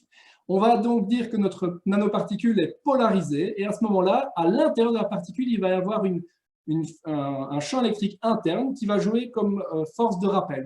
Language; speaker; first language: French; native; French